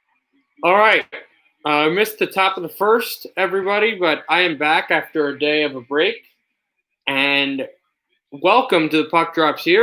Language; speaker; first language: English; native; English